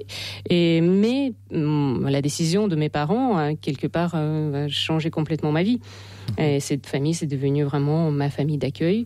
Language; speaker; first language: French; non-native, fluent; Russian